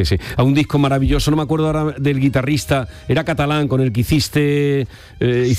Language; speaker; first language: Spanish; native; Spanish